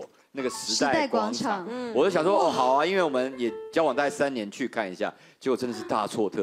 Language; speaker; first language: Chinese; native; Chinese